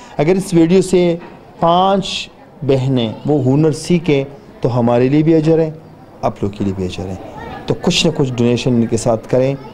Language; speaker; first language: Urdu; non-native, local second language; Punjabi